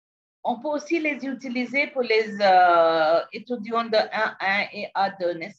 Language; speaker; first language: French; non-native, fluent; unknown